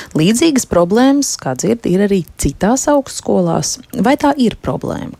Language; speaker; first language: Latvian; native; Latvian